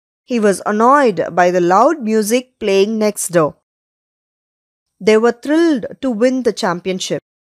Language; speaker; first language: English; non-native, local second language; Tamil